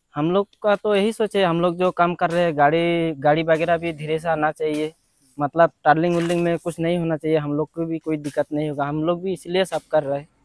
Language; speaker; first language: Hindi; non-native, local second language; Assamese